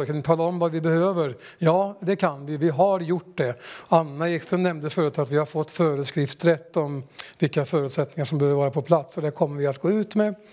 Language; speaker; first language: Swedish; native; Swedish